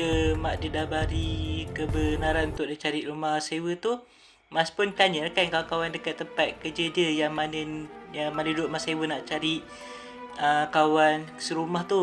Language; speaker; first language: Malay; native; Malay